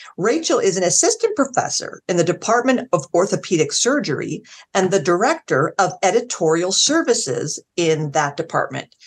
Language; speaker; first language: English; native; English